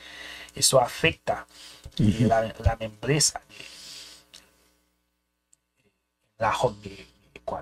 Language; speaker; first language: Spanish; non-native, fluent; Haitian Creole